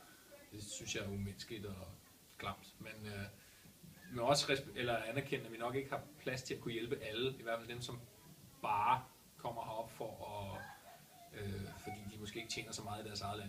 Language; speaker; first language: Danish; native; Danish